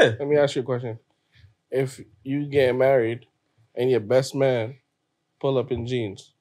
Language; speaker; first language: English; native; English